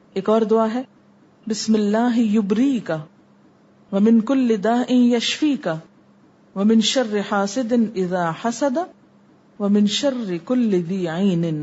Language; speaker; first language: Urdu; native; Urdu